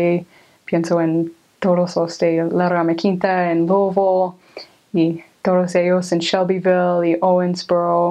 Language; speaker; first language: Spanish; non-native, fluent; English